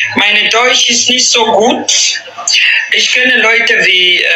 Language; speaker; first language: German; non-native, learner; Swahili